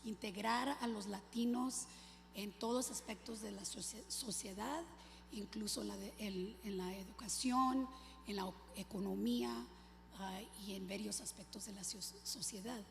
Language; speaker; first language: Spanish; early bilingual, other home language; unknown